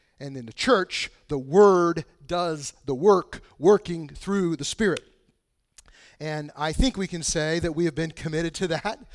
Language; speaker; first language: English; native; English